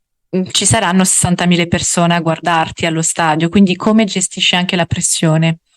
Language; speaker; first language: Italian; native; Italian